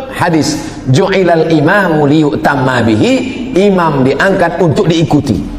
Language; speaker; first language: Malay; native; Malay